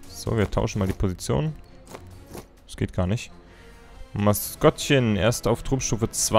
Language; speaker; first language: German; native; German